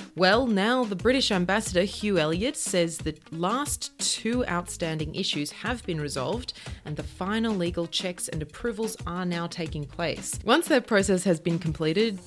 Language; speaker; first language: English; native; English